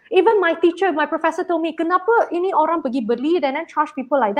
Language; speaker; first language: English; non-native, local second language; Chinese